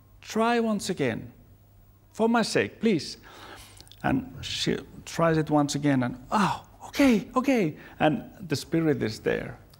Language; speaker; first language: English; non-native, fluent; Finnish